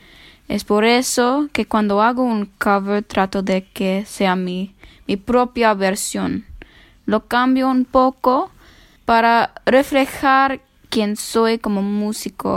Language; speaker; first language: Spanish; non-native, fluent; English